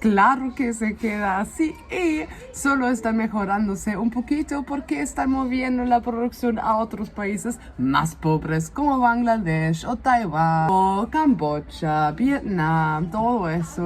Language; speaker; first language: Spanish; non-native, fluent; German